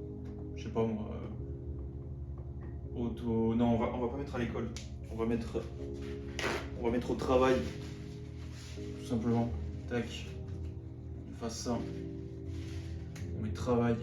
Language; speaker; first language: French; native; French